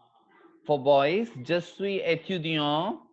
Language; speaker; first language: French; non-native, fluent; Hindi